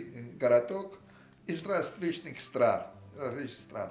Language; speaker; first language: Russian; non-native, fluent; Greek